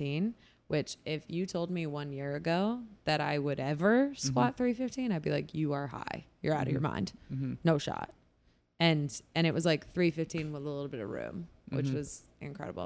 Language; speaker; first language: English; native; English